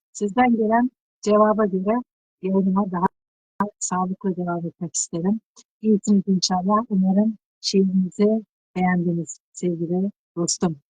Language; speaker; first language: Turkish; native; Turkish